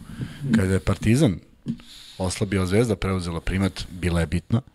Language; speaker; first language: Serbian; native; Serbian